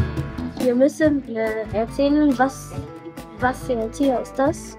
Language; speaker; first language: German; non-native, learner; Arabic